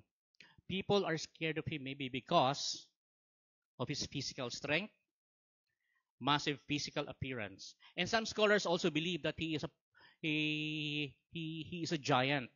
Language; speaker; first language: English; non-native, local second language; Filipino